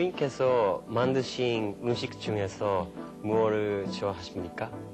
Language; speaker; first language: Korean; non-native, fluent; Japanese